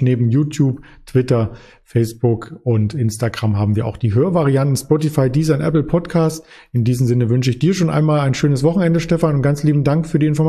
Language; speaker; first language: German; native; German